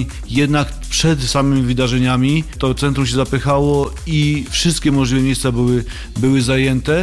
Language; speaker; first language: Polish; native; Polish